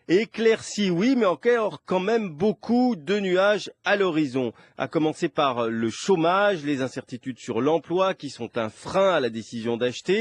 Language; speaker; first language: French; native; French